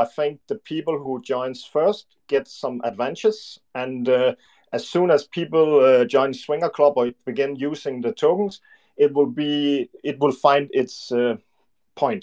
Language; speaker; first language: English; non-native, fluent; Danish